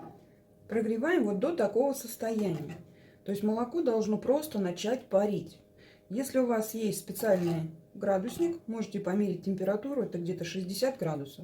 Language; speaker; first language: Russian; native; Russian